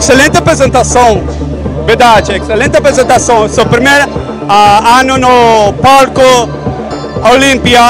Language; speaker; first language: Portuguese; non-native, learner; Spanish